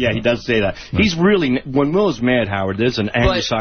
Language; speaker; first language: English; native; English